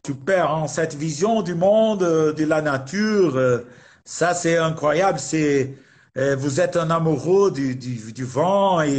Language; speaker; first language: French; non-native, fluent; Portuguese